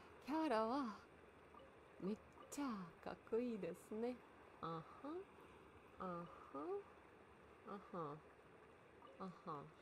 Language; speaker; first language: Japanese; non-native, learner; Russian